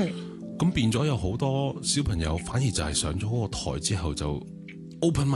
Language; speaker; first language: Cantonese; native; Cantonese